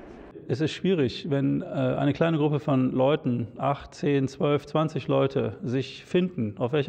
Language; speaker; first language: German; native; German